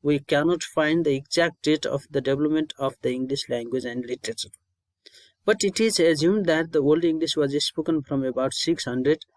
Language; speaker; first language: English; non-native, local second language; Nepali